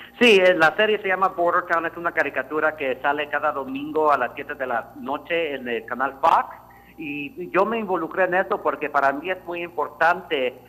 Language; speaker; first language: Spanish; early bilingual, heritage; Spanish